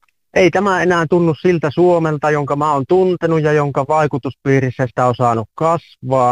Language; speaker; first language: Finnish; native; Finnish